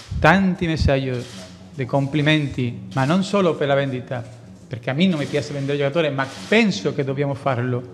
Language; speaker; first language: Italian; non-native, fluent; Spanish